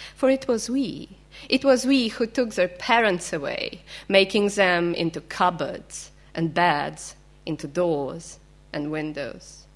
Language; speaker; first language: English; non-native, fluent; Ukrainian